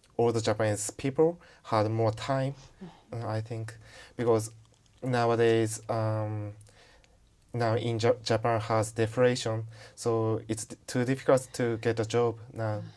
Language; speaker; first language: English; non-native, learner; Japanese